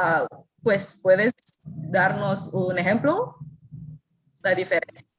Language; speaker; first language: Spanish; non-native, learner; Indonesian